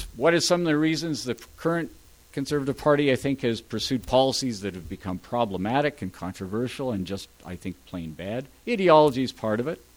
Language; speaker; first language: English; native; English